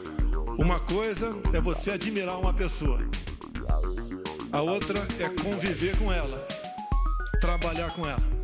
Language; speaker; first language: Portuguese; native; Portuguese